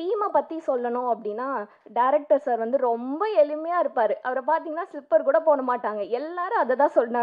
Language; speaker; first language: Tamil; native; Tamil